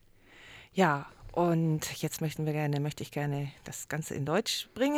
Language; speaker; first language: German; native; German